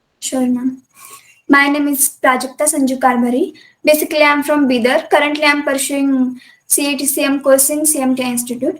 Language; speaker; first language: English; non-native, local second language; Kannada